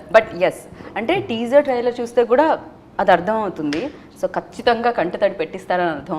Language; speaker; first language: Telugu; native; Telugu